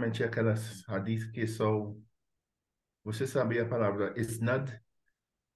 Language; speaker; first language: Portuguese; non-native, fluent; English